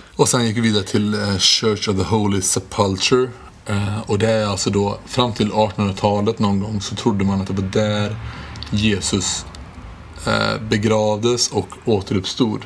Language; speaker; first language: Swedish; native; Swedish